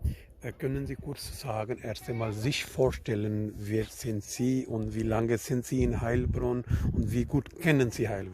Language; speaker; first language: German; non-native, learner; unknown